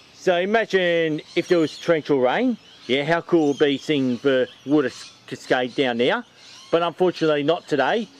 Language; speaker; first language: English; native; English